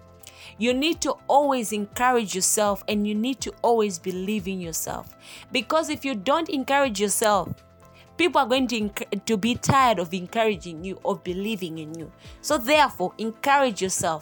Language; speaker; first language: English; non-native, local second language; Nyanja